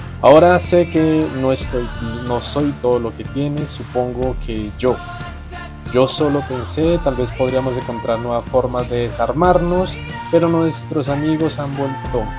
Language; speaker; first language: Spanish; native; Spanish